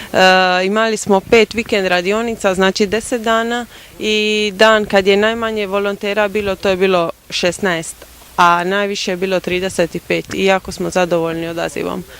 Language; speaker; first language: Croatian; native; Croatian